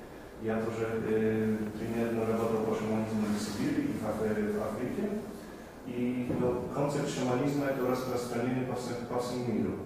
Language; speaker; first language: Russian; non-native, fluent; Polish